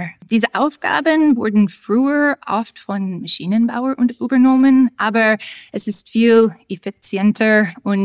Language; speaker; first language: German; non-native, fluent; English